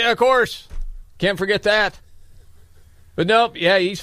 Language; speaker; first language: English; native; English